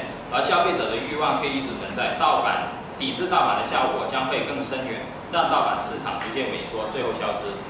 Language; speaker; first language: Chinese; native; Chinese